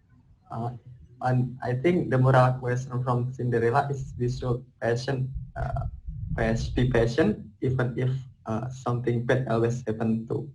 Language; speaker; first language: English; non-native, learner; Indonesian